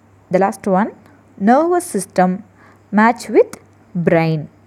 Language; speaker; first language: English; non-native, local second language; Tamil